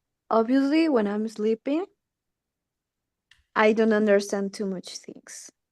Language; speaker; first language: English; non-native, learner; Spanish